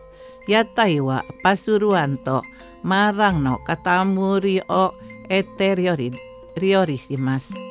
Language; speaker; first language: Japanese; non-native, fluent; Indonesian